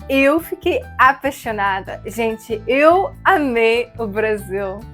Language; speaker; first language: Portuguese; non-native, fluent; Russian